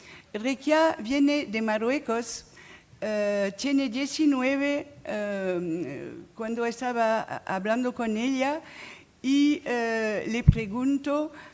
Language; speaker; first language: Spanish; non-native, fluent; French